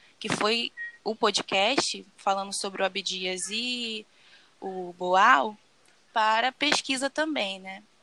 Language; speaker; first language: Portuguese; native; Portuguese